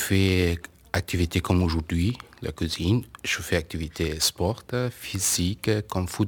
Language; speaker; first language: French; non-native, learner; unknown